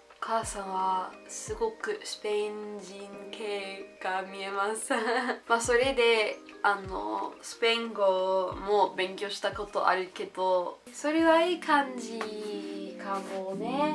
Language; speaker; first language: Japanese; non-native, learner; English